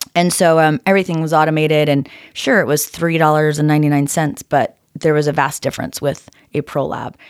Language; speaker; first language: English; native; English